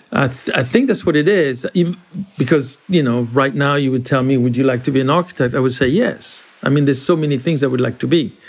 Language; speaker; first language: English; non-native, fluent; French